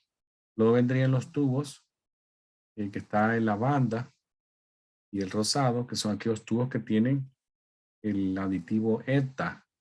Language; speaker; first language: Spanish; native; Spanish